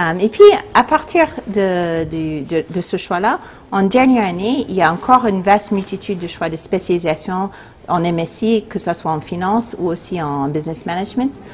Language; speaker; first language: French; non-native, fluent; English